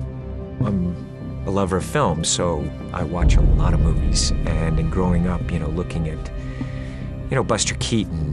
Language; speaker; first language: English; native; English